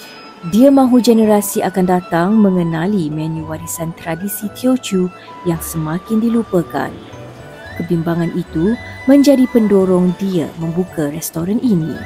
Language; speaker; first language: Malay; native; Malay